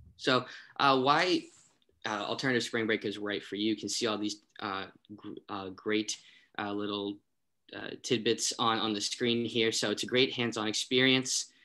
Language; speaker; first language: English; native; English